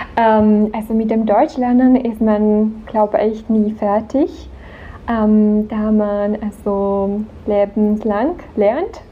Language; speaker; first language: German; non-native, fluent; Czech